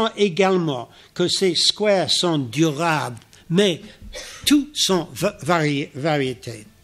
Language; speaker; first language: French; non-native, fluent; English